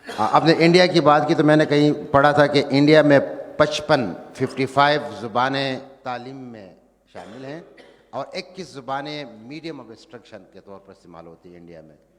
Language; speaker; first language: Urdu; non-native, local second language; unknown